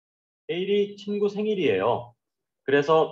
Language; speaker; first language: Korean; non-native, learner; Vietnamese